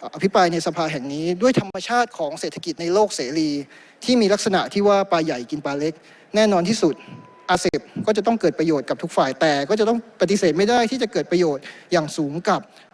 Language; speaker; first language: Thai; native; Thai